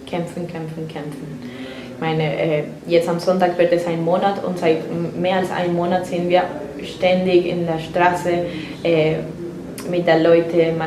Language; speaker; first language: German; non-native, fluent; Spanish